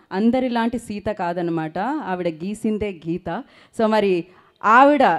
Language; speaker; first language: Telugu; native; Telugu